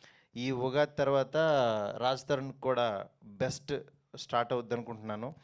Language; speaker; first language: Telugu; native; Telugu